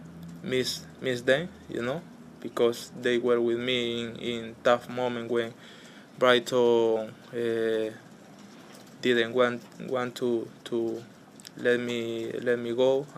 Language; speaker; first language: English; non-native, learner; Spanish